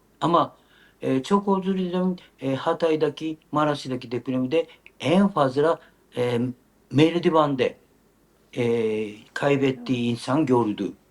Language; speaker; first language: Turkish; non-native, learner; Japanese